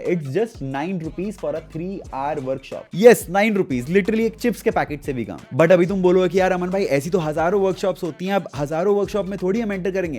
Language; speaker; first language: Hindi; native; Hindi